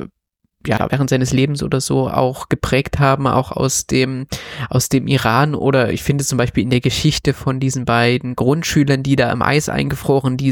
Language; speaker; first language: German; native; German